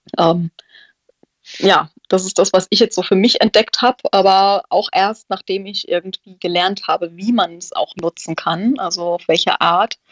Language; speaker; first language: German; native; German